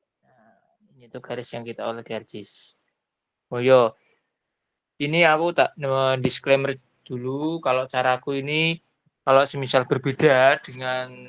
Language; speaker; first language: Indonesian; non-native, local second language; Javanese